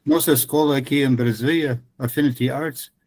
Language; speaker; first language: Portuguese; non-native, fluent; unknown